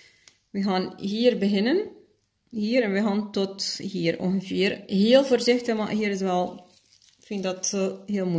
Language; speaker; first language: Dutch; non-native, fluent; Spanish